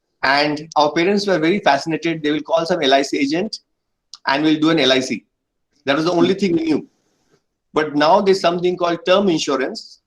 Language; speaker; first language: English; non-native, local second language; Bangla